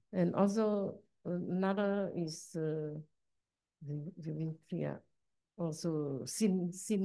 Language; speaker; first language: English; non-native, learner; Chinese